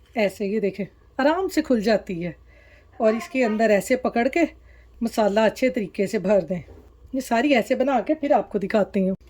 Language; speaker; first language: Urdu; non-native, local second language; Punjabi